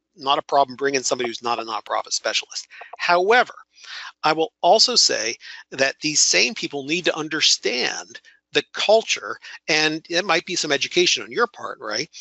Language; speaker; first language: English; native; English